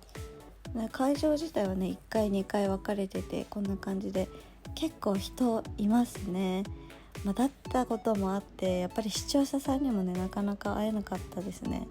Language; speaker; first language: Japanese; native; Japanese